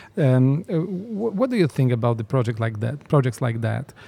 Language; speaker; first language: English; non-native, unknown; Polish